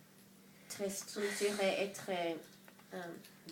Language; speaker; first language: French; non-native, learner; English